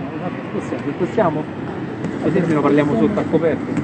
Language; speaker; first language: Italian; native; Italian